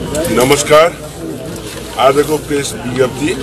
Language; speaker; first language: Nepali; native; Nepali